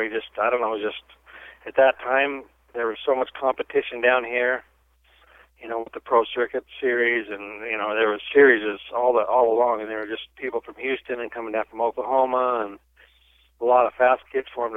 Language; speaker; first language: English; native; English